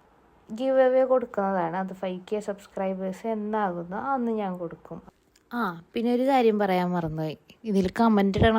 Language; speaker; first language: Malayalam; native; Malayalam